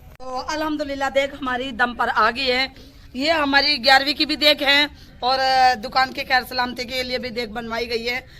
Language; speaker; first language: Urdu; non-native, local second language; Punjabi